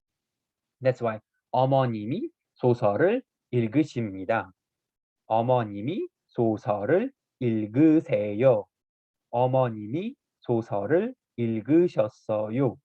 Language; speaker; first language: Korean; non-native, fluent; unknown